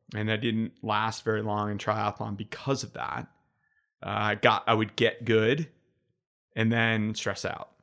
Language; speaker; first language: English; native; English